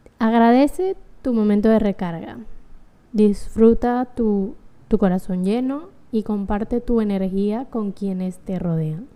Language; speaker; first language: Spanish; native; Spanish